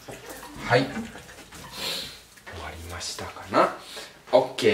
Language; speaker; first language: Japanese; non-native, fluent; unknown